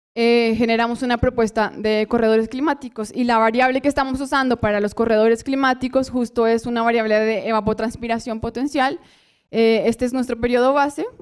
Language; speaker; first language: Spanish; native; Spanish